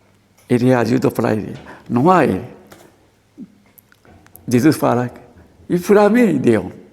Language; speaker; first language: Portuguese; non-native, learner; Japanese